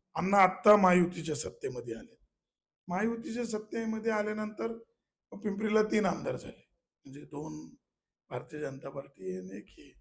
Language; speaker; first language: Marathi; non-native, local second language; Malayalam